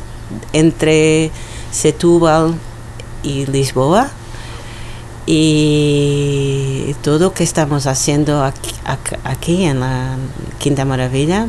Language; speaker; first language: Spanish; non-native, learner; Portuguese